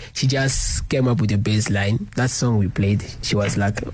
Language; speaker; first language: English; non-native, learner; Lingala